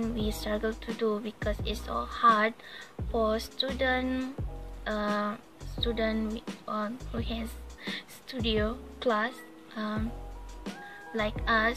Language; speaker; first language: English; non-native, learner; Malay